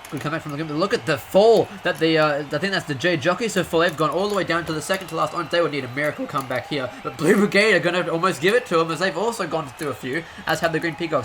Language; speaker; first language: English; native; English